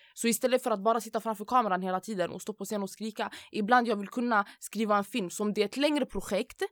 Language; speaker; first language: Swedish; early bilingual, other home language; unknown